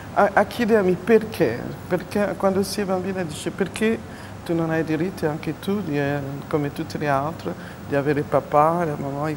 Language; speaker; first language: Italian; non-native, fluent; French